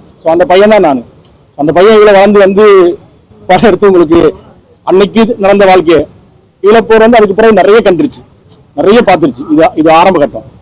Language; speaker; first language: Tamil; native; Tamil